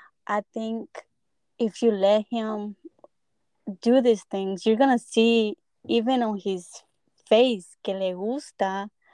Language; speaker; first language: English; early bilingual, other home language; Spanish